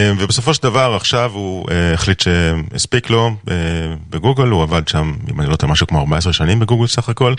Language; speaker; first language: Hebrew; native; Hebrew